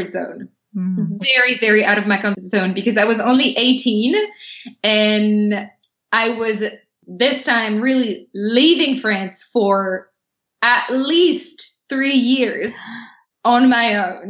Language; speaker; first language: English; non-native, fluent; French